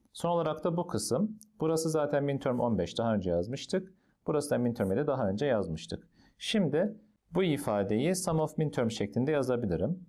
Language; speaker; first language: Turkish; native; Turkish